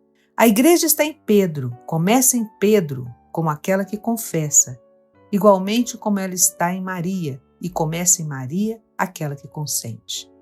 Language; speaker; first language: Portuguese; native; Portuguese